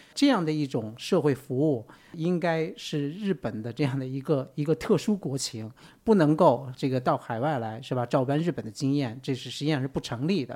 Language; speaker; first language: Chinese; native; Chinese